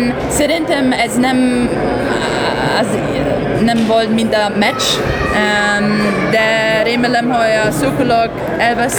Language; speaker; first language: Hungarian; non-native, learner; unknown